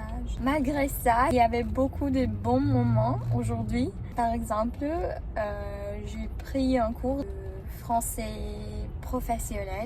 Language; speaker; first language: French; non-native, learner; English